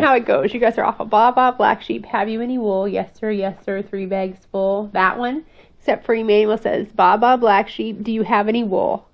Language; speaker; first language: English; native; English